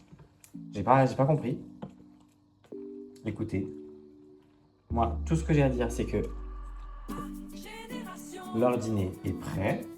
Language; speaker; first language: French; native; French